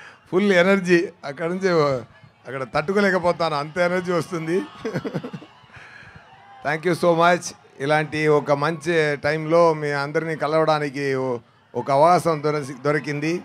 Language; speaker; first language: Telugu; non-native, learner; Tamil